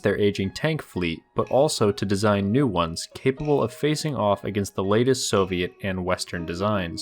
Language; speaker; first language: English; native; English